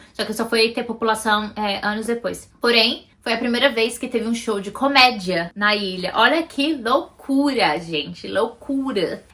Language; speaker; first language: Portuguese; native; Portuguese